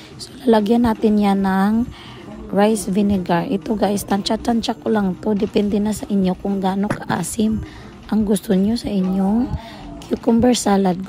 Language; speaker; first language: Filipino; non-native, local second language; Cebuano